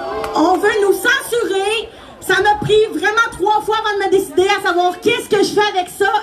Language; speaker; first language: French; native; French